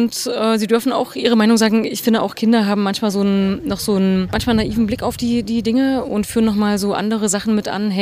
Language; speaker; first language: German; native; German